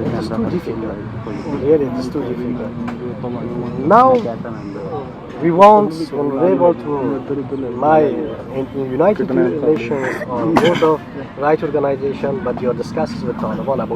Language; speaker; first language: English; non-native, learner; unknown